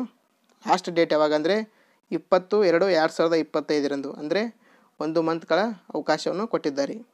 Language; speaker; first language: Kannada; native; Kannada